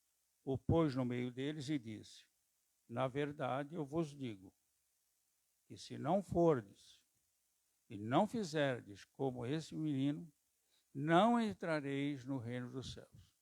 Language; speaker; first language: Portuguese; native; Portuguese